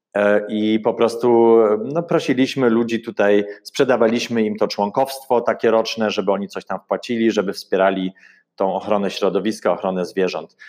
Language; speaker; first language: Polish; early bilingual, heritage; Polish